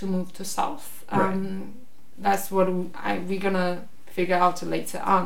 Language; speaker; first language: English; non-native, fluent; Chinese